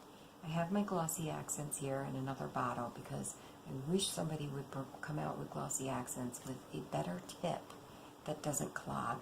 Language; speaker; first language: English; native; English